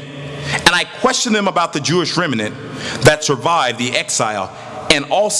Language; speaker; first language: English; native; English